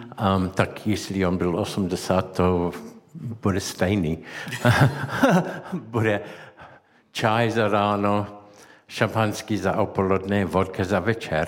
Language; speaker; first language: Czech; non-native, learner; English